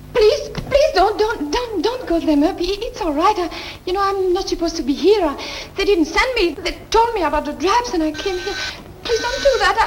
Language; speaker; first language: English; non-native, fluent; French